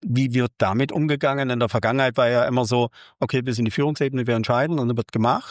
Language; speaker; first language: German; native; German